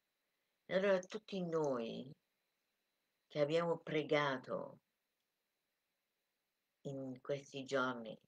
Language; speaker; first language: Italian; non-native, fluent; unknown